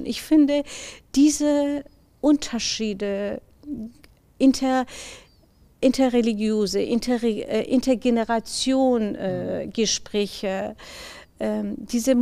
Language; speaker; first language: German; non-native, fluent; Persian